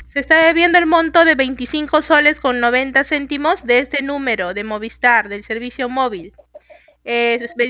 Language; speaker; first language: Spanish; native; Spanish